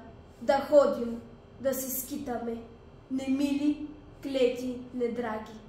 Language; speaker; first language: Bulgarian; native; Bulgarian